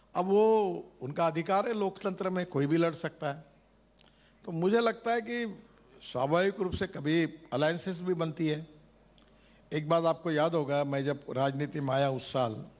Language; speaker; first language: Hindi; non-native, local second language; Marathi